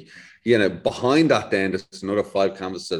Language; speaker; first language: English; native; English